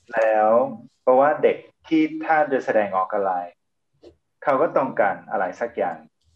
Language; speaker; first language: Thai; non-native, fluent; English